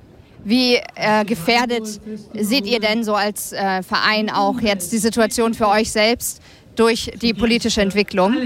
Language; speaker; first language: German; native; German